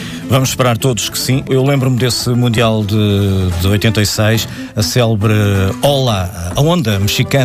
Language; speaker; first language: Portuguese; native; Portuguese